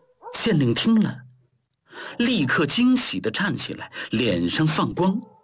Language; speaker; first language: Chinese; native; Chinese